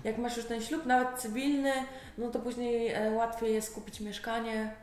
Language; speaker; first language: Polish; native; Polish